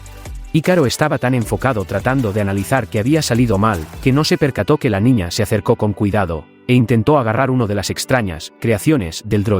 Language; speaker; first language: Spanish; native; Spanish